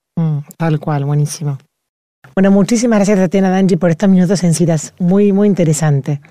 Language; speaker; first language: Spanish; native; Spanish